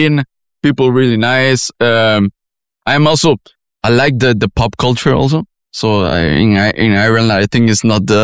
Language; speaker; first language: English; non-native, fluent; Spanish